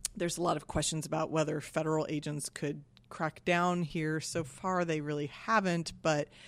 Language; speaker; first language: English; native; English